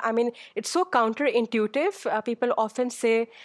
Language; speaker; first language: English; non-native, local second language; Urdu